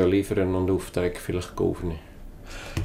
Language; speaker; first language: German; native; German